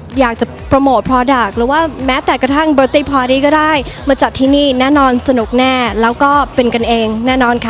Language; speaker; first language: Thai; native; Thai